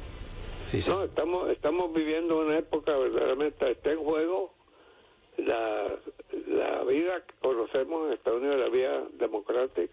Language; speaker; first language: Spanish; native; Spanish